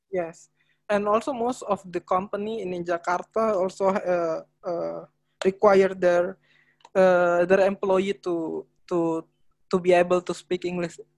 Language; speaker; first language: English; non-native, learner; Indonesian